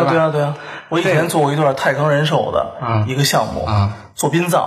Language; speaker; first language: Chinese; native; Chinese